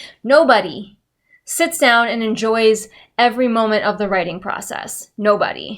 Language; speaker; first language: English; native; English